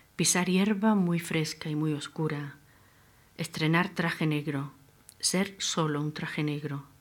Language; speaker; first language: Spanish; native; Spanish